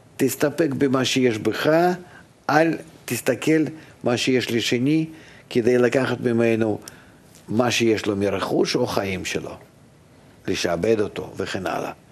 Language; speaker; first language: Hebrew; non-native, fluent; Russian